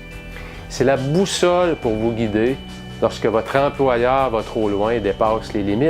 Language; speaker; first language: French; native; French